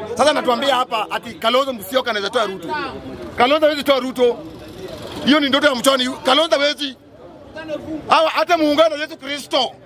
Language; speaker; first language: Swahili; non-native, local second language; Luo (Kenya and Tanzania)